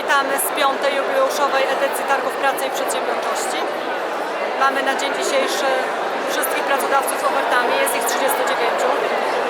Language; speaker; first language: Polish; native; Polish